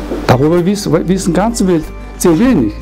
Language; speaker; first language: German; non-native, fluent; Mongolian